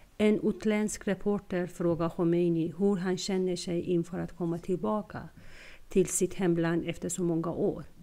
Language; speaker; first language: Swedish; non-native, fluent; Persian